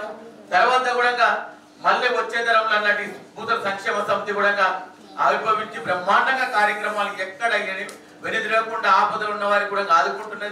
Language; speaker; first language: Telugu; native; Telugu